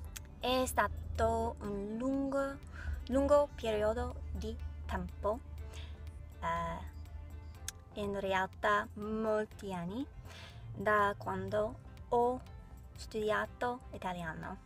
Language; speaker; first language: Italian; non-native, learner; English